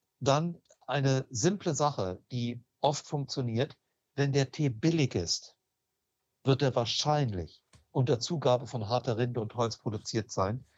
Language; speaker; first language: German; native; German